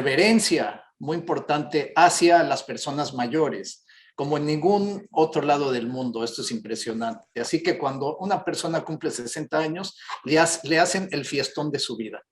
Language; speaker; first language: Spanish; native; Spanish